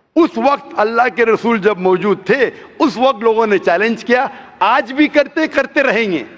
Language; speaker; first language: Hindi; non-native, local second language; Konkani